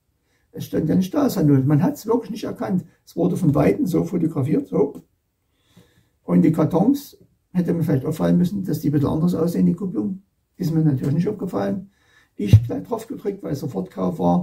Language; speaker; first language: German; native; German